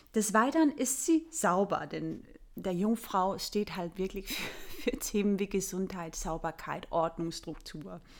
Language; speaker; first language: German; non-native, fluent; Danish